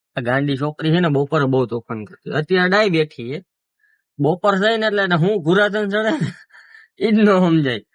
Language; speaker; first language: Gujarati; native; Gujarati